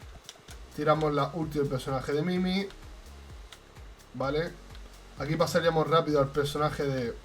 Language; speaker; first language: Spanish; native; Spanish